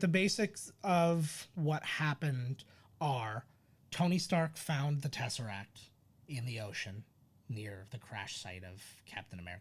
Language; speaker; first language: English; native; English